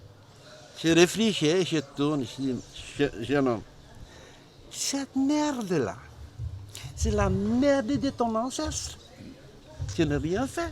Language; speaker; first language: French; non-native, learner; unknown